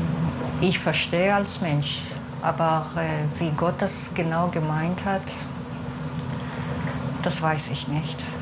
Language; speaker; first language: German; non-native, fluent; Hebrew